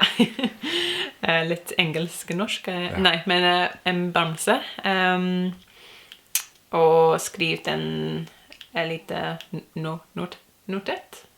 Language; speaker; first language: Norwegian; non-native, learner; English